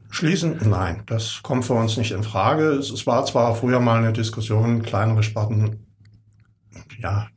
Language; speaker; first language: German; native; German